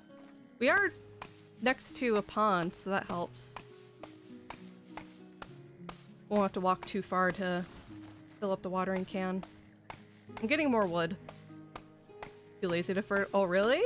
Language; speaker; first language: English; native; English